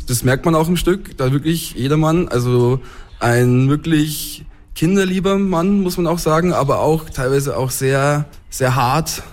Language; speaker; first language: German; native; German